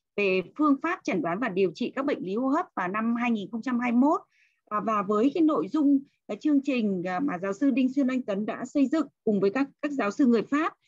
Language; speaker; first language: Vietnamese; native; Vietnamese